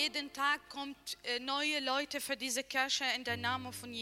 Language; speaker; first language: German; non-native, learner; Arabic